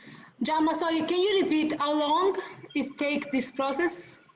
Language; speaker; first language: English; non-native, learner; Italian